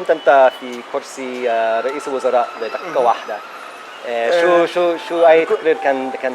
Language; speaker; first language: Arabic; non-native, learner; Hebrew